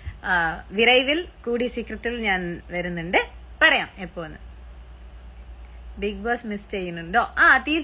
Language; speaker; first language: Malayalam; early bilingual, heritage; Malayalam